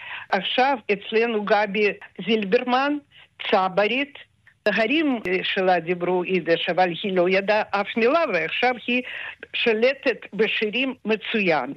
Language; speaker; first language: Hebrew; non-native, fluent; Russian